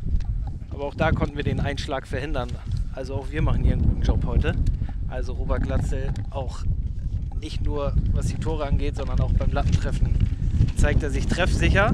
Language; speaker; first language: German; native; German